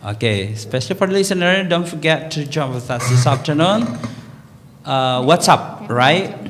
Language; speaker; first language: English; non-native, learner; Indonesian